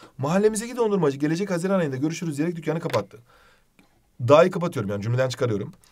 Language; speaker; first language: Turkish; native; Turkish